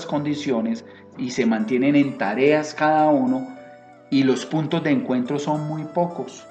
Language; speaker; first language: Spanish; native; Spanish